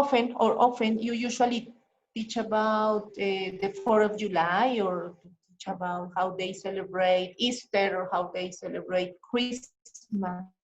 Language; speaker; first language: English; non-native, fluent; Spanish